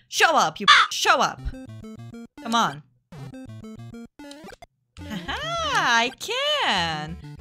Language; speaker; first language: English; non-native, fluent; Portuguese